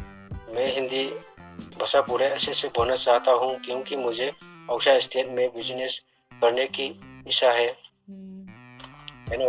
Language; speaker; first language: Hindi; non-native, local second language; Manipuri